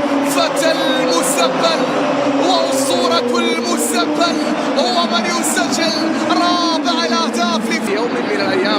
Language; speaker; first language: Arabic; native; Arabic